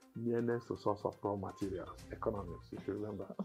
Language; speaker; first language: English; non-native, local second language; Igbo